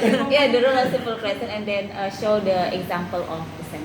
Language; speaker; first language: English; non-native, learner; Indonesian